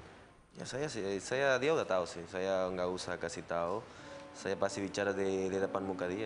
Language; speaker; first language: Indonesian; non-native, learner; Spanish